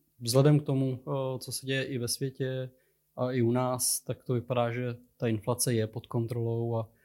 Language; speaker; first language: Czech; native; Czech